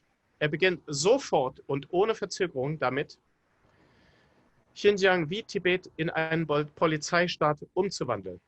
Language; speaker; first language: German; native; German